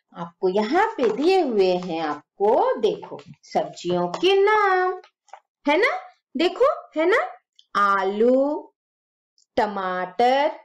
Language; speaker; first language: Hindi; native; Hindi